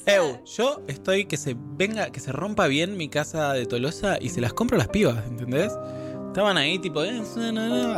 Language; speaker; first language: Spanish; native; Spanish